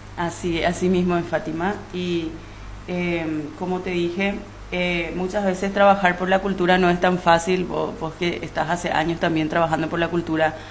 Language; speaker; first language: Spanish; non-native, local second language; Guarani